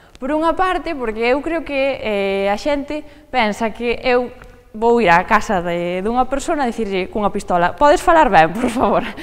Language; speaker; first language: Galician; native; Galician